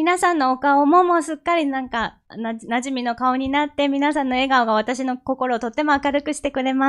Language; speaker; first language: Japanese; non-native, fluent; Korean